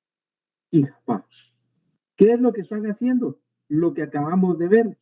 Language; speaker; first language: Spanish; native; Spanish